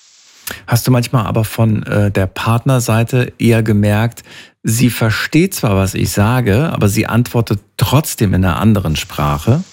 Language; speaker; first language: German; native; German